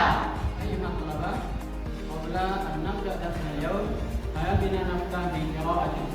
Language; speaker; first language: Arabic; non-native, fluent; Indonesian